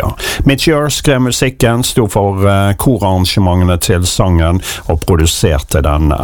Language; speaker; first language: Norwegian; native; Norwegian